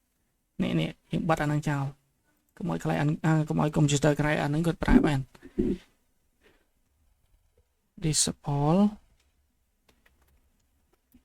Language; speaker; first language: Khmer; native; Khmer